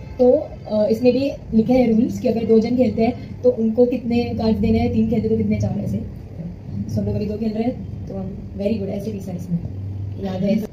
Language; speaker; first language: Hindi; non-native, local second language; Gujarati